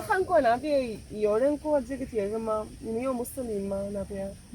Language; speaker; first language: Chinese; non-native, fluent; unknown